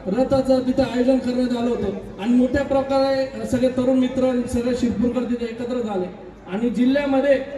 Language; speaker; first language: Marathi; native; Marathi